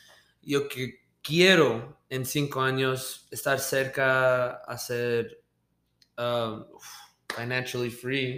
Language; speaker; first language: Spanish; early bilingual, heritage; Spanish